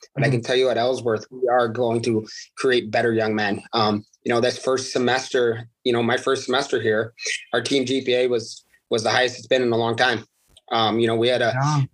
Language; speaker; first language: English; non-native, fluent; Uzbek